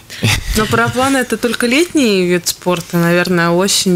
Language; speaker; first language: Russian; native; Russian